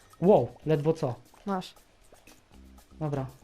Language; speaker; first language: Polish; native; Polish